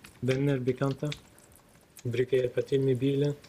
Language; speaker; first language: Swedish; non-native, local second language; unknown